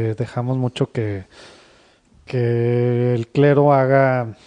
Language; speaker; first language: Spanish; native; Spanish